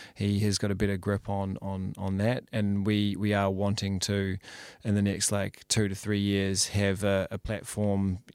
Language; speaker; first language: English; native; English